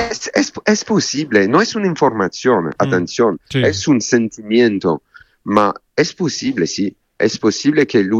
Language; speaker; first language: Spanish; non-native, learner; French